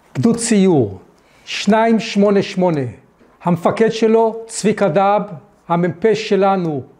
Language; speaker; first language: Hebrew; early bilingual, other home language; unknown